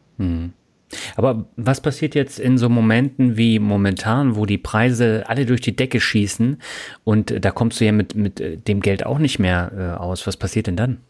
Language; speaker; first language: German; native; German